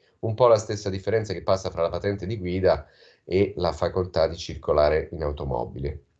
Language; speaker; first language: Italian; native; Italian